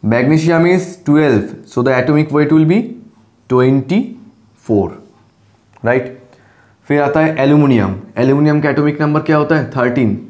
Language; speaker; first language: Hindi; non-native, local second language; Bangla